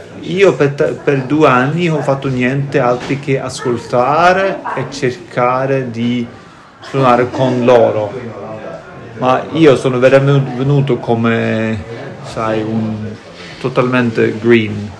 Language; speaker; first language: Italian; non-native, fluent; Norwegian